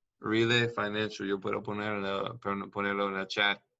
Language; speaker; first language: Spanish; non-native, learner; English